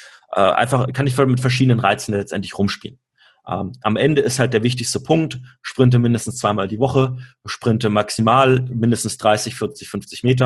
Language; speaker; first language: German; native; German